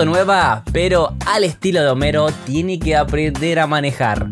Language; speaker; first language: Spanish; native; Spanish